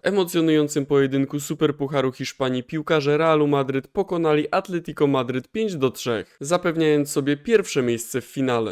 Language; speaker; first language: Polish; native; Polish